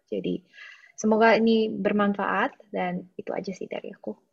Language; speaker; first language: Indonesian; native; Indonesian